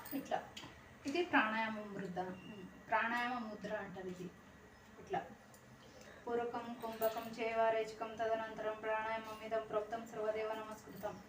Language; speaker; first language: Telugu; native; Telugu